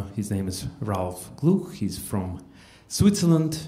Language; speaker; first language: English; non-native, fluent; Russian